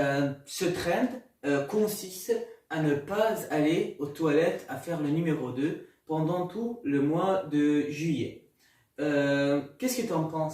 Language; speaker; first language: French; non-native, learner; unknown